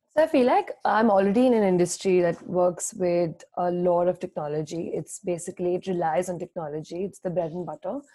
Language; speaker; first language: English; non-native, local second language; Hindi